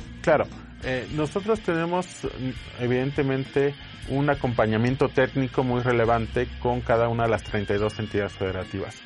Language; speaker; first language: Spanish; native; Spanish